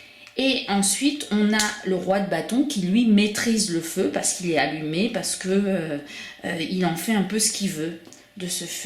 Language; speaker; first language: French; native; French